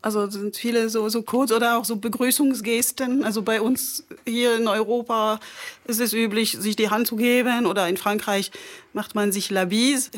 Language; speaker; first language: German; non-native, fluent; French